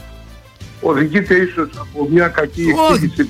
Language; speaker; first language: Greek; native; Greek